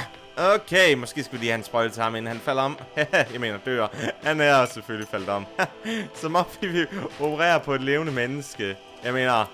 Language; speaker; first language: Danish; native; Danish